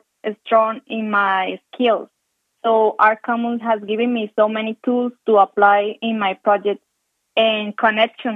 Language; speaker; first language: English; non-native, fluent; Spanish